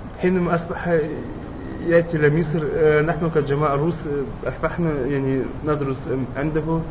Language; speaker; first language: Arabic; non-native, fluent; Russian